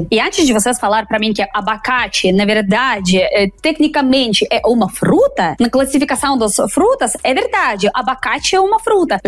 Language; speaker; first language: Portuguese; non-native, fluent; Russian